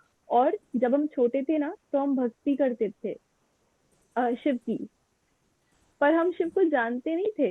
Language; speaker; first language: Hindi; native; Hindi